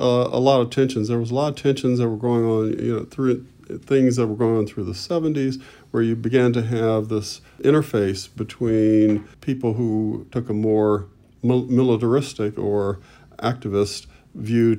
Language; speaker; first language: English; native; English